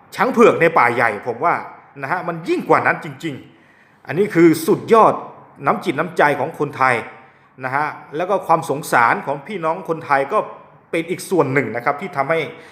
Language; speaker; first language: Thai; non-native, local second language; S'gaw Karen